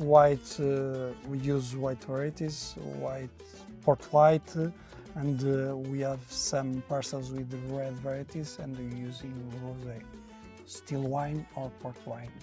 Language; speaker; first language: English; non-native, learner; Portuguese